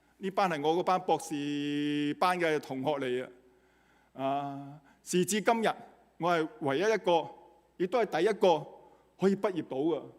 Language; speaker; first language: Cantonese; native; Cantonese